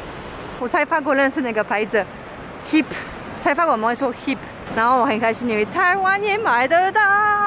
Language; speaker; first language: Chinese; non-native, fluent; French